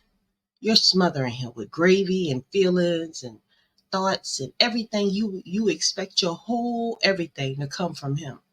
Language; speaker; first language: English; native; English